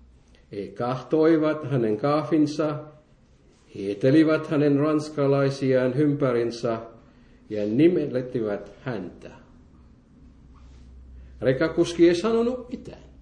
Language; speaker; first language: Finnish; non-native, fluent; French